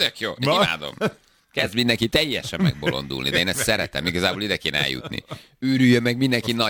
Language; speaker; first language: Hungarian; native; Hungarian